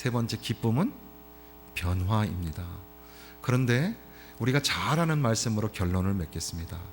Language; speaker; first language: Korean; native; Korean